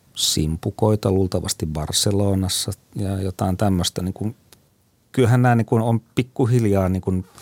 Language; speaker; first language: Finnish; native; Finnish